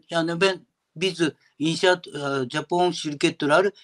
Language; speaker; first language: Turkish; non-native, learner; Japanese